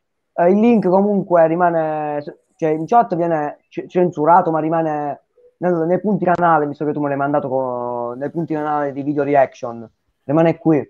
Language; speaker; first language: Italian; native; Italian